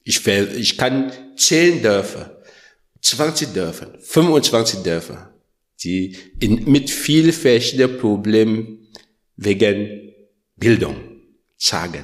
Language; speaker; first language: German; non-native, learner; French